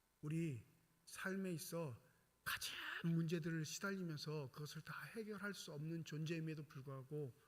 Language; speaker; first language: Korean; native; Korean